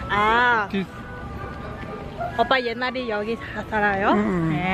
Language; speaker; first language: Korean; non-native, learner; Vietnamese